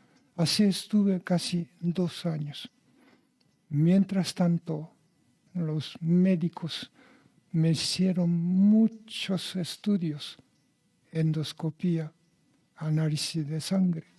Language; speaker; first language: Spanish; non-native, fluent; Japanese